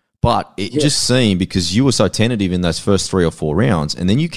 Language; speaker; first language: English; native; English